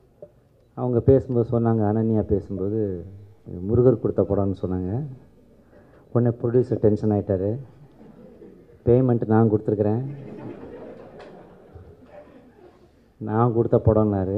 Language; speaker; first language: Tamil; native; Tamil